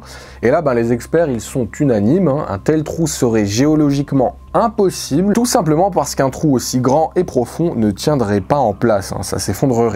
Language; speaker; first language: French; native; French